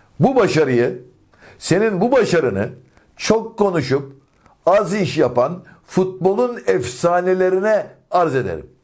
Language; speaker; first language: Turkish; native; Turkish